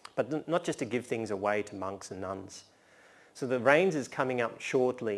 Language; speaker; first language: English; native; English